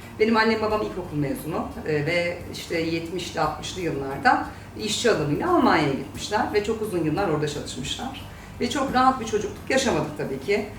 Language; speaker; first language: Turkish; early bilingual, heritage; Turkish